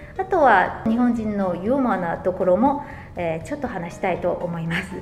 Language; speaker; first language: Japanese; non-native, fluent; Chinese